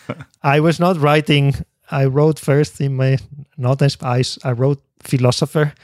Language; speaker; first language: English; non-native, fluent; Spanish